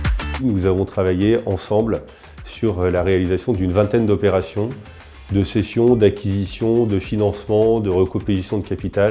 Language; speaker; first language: French; native; French